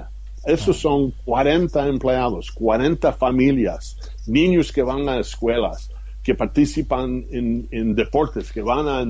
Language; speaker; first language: Spanish; non-native, fluent; English